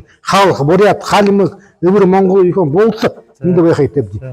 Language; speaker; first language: Mongolian; non-native, learner; Buriat